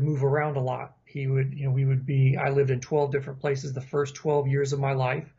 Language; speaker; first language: English; native; English